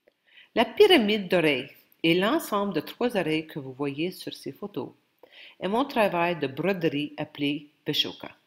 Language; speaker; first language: French; non-native, local second language; Ukrainian